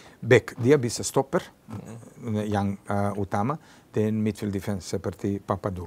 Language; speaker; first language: Indonesian; non-native, fluent; Serbian